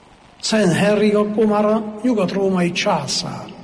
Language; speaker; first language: Hungarian; native; Hungarian